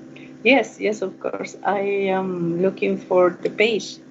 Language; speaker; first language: English; non-native, learner; Spanish